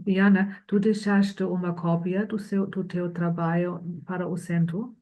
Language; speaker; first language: Portuguese; non-native, fluent; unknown